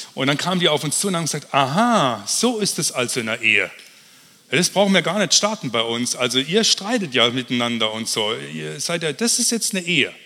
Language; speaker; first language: German; native; German